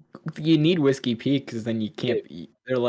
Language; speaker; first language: English; native; English